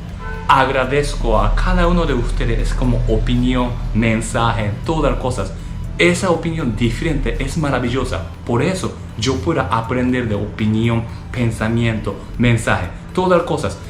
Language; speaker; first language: Spanish; non-native, learner; Japanese